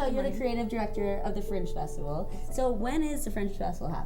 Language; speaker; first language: English; native; English